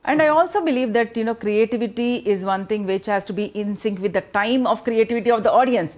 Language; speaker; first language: English; non-native, local second language; Telugu